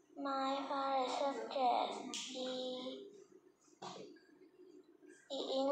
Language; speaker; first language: English; non-native, learner; Vietnamese